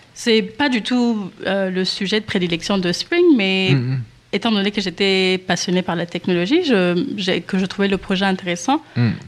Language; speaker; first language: French; non-native, local second language; Kinyarwanda